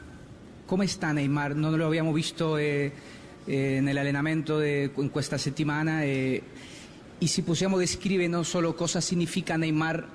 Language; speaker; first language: Italian; non-native, fluent; Spanish